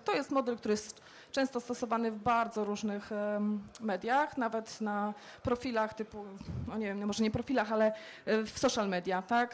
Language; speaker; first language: Polish; native; Polish